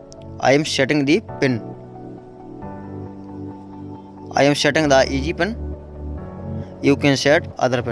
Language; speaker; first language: English; non-native, local second language; Hindi